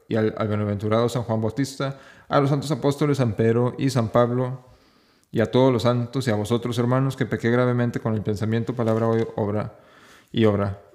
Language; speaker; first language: Spanish; native; Spanish